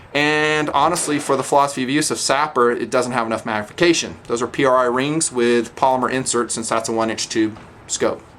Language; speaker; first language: English; native; English